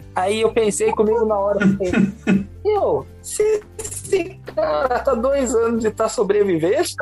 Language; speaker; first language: Portuguese; native; Portuguese